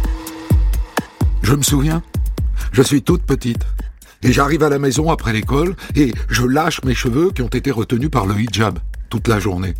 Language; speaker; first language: French; native; French